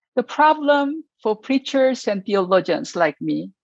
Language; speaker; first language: English; non-native, fluent; Korean